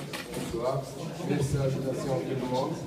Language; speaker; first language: French; non-native, learner; Portuguese